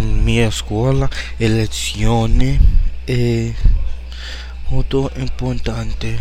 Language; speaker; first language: Italian; non-native, learner; English